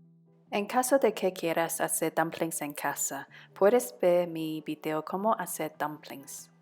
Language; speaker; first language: Spanish; non-native, fluent; Cantonese